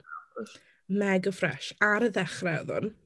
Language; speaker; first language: Welsh; non-native, local second language; English